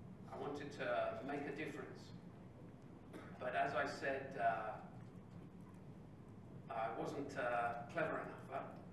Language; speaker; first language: English; native; English